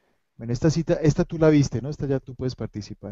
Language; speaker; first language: Spanish; native; Spanish